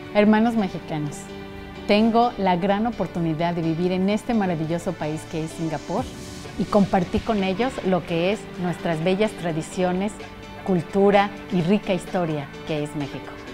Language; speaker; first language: Spanish; native; Spanish